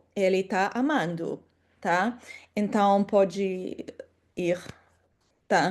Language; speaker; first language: Portuguese; non-native, fluent; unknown